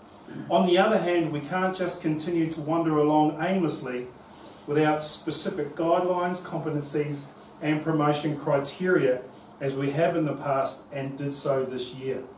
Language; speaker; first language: English; native; English